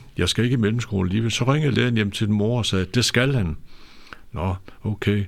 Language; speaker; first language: Danish; native; Danish